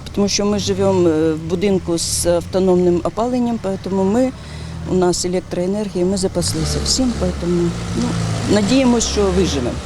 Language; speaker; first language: Ukrainian; native; Ukrainian